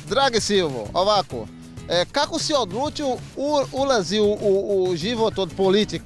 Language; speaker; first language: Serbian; non-native, learner; Portuguese